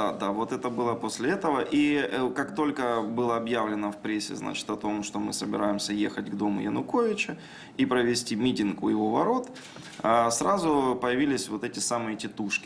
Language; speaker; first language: Russian; native; Russian